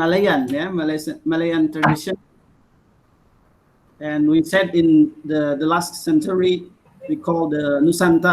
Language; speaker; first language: English; non-native, learner; Indonesian